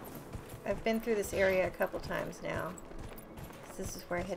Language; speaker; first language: English; native; English